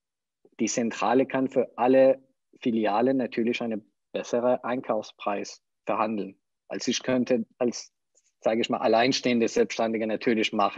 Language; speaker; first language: German; non-native, fluent; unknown